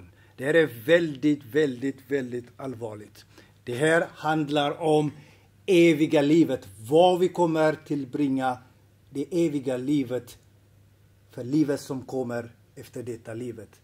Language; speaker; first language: Swedish; non-native, fluent; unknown